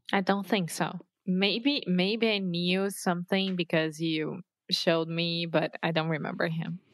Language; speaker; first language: English; non-native, fluent; Portuguese